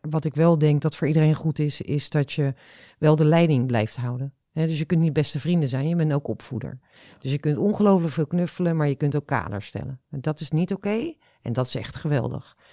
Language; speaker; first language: Dutch; native; Dutch